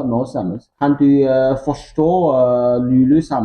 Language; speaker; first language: Norwegian; non-native, fluent; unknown